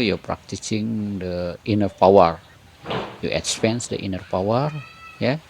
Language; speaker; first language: English; non-native, learner; Indonesian